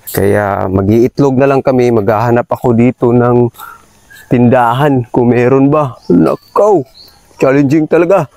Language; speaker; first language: Filipino; non-native, local second language; Cebuano